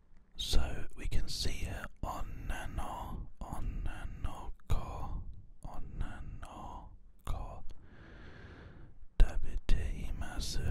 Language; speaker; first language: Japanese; non-native, learner; English